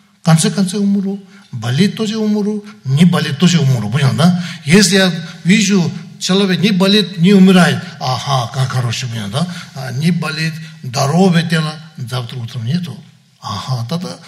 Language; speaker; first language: Russian; non-native, learner; Tibetan